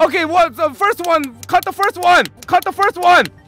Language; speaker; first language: English; non-native, learner; Korean